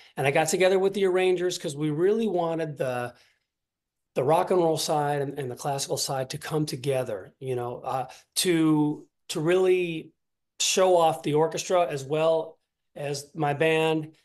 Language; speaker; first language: English; native; English